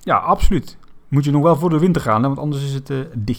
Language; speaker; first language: Dutch; native; Dutch